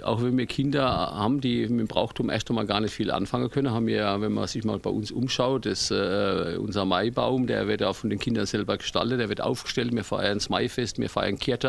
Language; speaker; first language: German; native; German